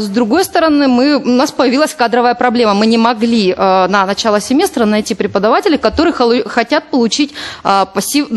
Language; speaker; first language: Russian; native; Russian